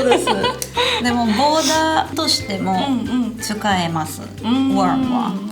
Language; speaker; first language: Japanese; non-native, fluent; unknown